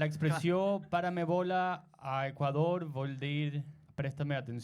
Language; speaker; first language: Catalan; non-native, learner; Spanish